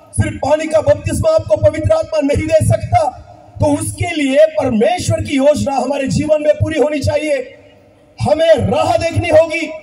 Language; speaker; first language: Hindi; non-native, local second language; Marathi